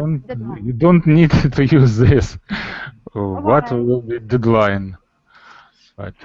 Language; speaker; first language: English; non-native, learner; Russian